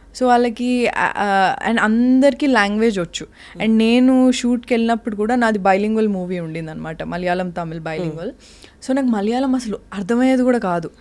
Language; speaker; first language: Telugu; native; Telugu